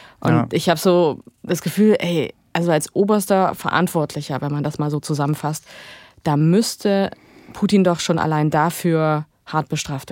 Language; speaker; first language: German; native; German